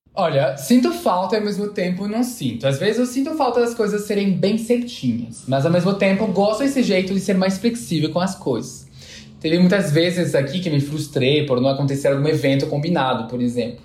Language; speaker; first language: Portuguese; non-native, fluent; French